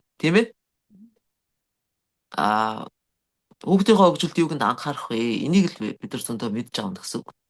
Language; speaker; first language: Mongolian; native; Mongolian